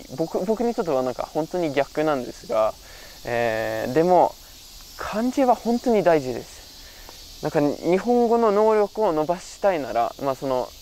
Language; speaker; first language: Japanese; non-native, fluent; Norwegian